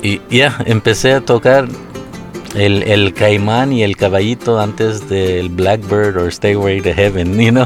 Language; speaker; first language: Spanish; early bilingual, heritage; Spanish